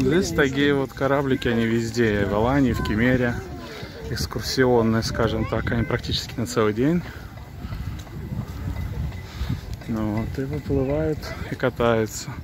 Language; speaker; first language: Russian; native; Russian